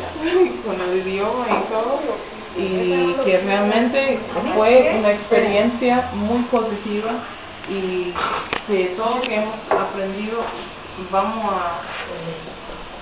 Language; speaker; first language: Spanish; non-native, fluent; Haitian Creole